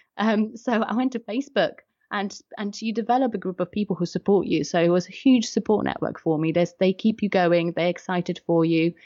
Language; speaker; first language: English; non-native, fluent; Polish